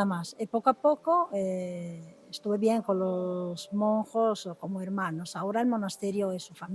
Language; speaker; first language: Spanish; non-native, fluent; Italian